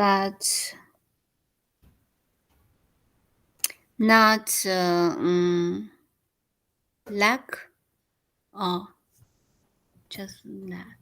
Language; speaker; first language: English; non-native, learner; Chinese